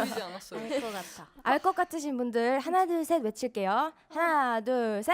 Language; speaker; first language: Korean; native; Korean